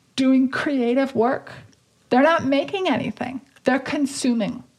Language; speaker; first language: English; native; English